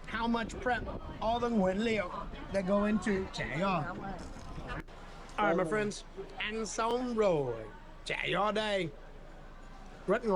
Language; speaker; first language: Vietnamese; non-native, fluent; English